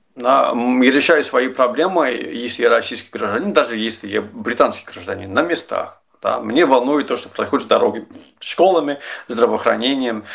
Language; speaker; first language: Russian; non-native, fluent; English